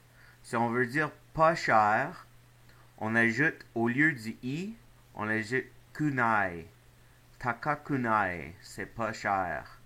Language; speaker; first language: French; non-native, fluent; English